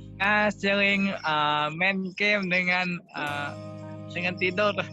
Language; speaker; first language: Indonesian; non-native, learner; Thai